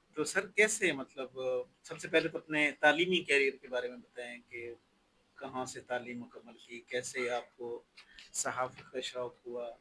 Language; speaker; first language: Urdu; non-native, local second language; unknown